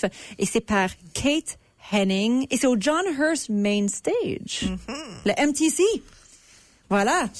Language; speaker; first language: French; native; French